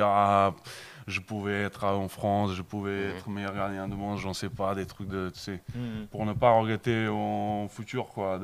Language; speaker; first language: French; non-native, learner; Bosnian